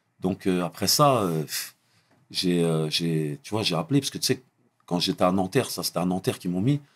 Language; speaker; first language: French; early bilingual, other home language; Arabic